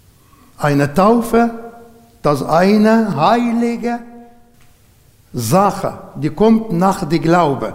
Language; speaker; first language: German; non-native, learner; Arabic